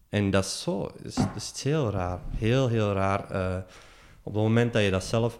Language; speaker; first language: Dutch; native; Dutch